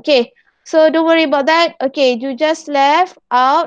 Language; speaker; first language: English; non-native, local second language; Malay